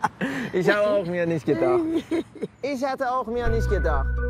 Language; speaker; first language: German; non-native, learner; Persian